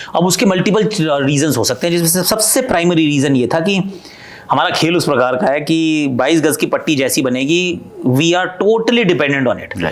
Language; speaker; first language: Hindi; native; Hindi